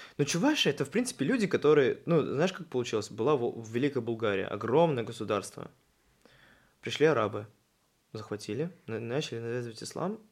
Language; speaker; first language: Russian; native; Russian